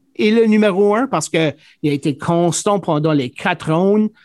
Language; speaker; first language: French; native; French